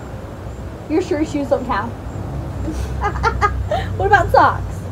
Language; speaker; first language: English; native; English